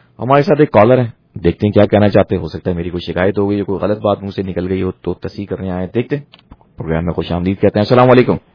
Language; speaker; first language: Urdu; native; Urdu